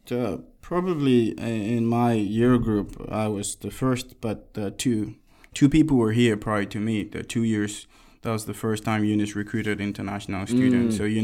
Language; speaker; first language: English; non-native, local second language; Akan